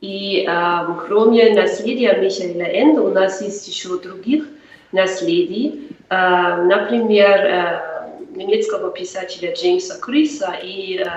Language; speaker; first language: Russian; non-native, fluent; German